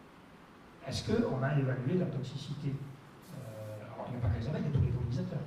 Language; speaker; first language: French; native; French